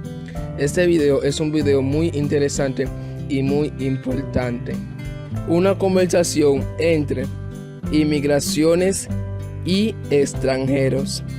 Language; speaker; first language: Spanish; non-native, fluent; Haitian Creole